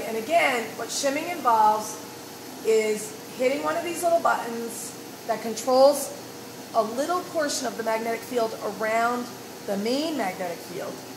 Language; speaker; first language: English; native; English